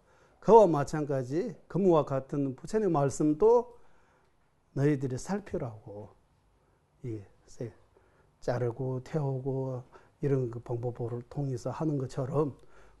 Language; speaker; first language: Korean; non-native, fluent; Tibetan